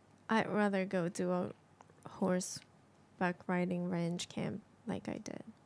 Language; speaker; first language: English; non-native, fluent; Japanese